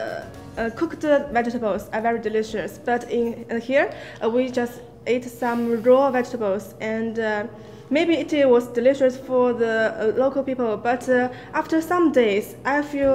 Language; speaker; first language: English; non-native, learner; Chinese